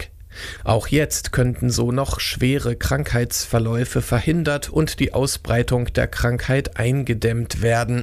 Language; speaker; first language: German; native; German